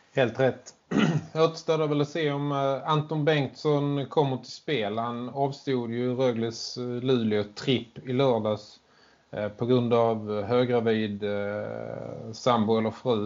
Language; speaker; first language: Swedish; native; Swedish